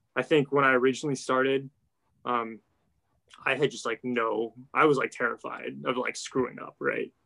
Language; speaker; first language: English; native; English